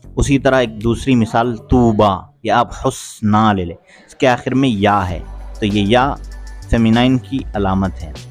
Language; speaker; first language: Urdu; native; Urdu